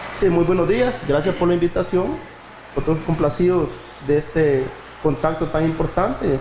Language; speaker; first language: Spanish; native; Spanish